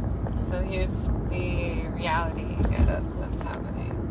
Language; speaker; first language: English; native; English